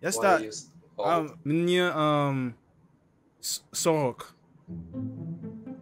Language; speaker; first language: Russian; non-native, learner; English